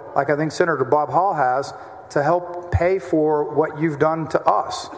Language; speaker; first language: English; native; English